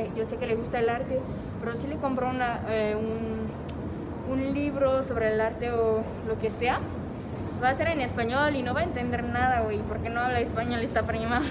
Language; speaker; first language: Spanish; non-native, learner; French